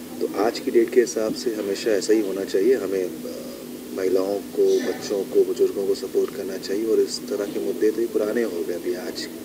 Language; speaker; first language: Hindi; native; Hindi